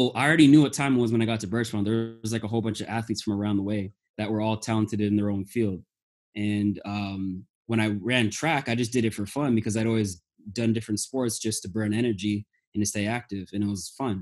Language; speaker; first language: English; native; English